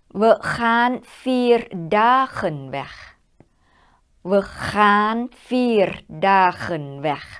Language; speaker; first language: Dutch; non-native, learner; Thai